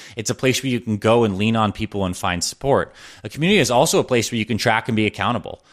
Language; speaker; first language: English; native; English